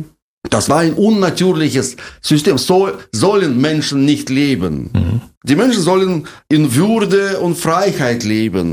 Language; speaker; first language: German; non-native, fluent; Russian